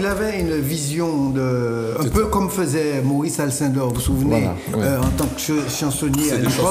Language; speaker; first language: French; native; French